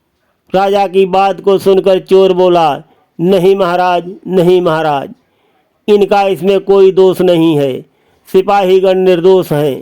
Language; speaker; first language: Hindi; native; Hindi